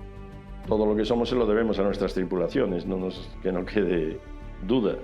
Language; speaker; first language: Spanish; native; Spanish